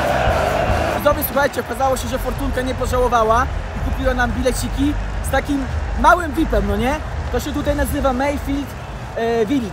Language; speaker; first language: Polish; native; Polish